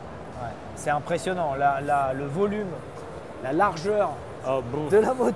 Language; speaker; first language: French; native; French